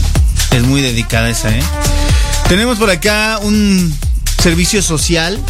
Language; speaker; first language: Spanish; native; Spanish